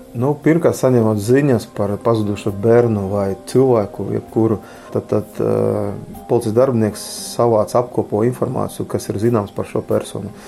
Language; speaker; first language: Latvian; non-native, local second language; Russian